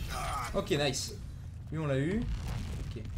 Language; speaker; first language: French; native; French